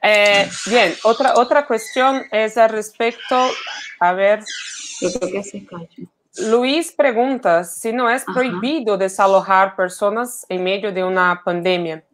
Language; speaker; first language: Spanish; non-native, fluent; Portuguese